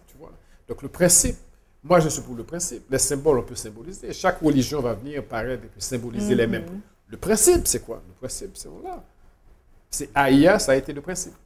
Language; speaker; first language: French; non-native, local second language; Haitian Creole